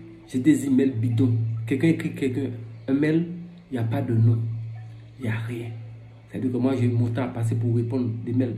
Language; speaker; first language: French; non-native, local second language; Fon